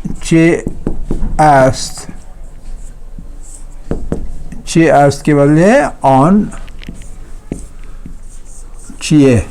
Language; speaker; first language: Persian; non-native, fluent; Urdu